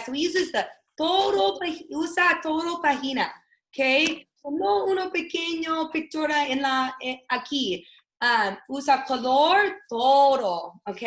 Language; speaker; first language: Spanish; non-native, learner; English